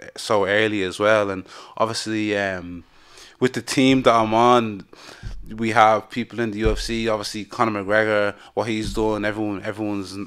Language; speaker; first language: English; native; English